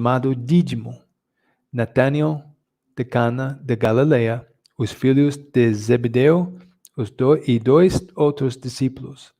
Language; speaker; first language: Portuguese; non-native, fluent; English